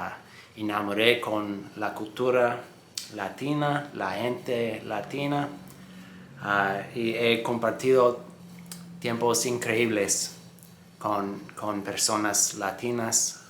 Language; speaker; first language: Spanish; non-native, fluent; English